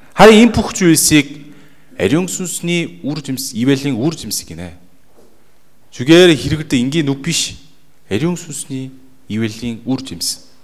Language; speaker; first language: Mongolian; native; Mongolian